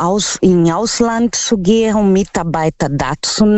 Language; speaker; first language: German; non-native, fluent; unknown